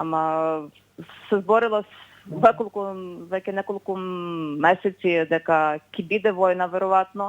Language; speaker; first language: Macedonian; non-native, fluent; Ukrainian